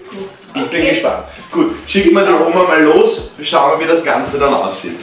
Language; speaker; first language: German; native; German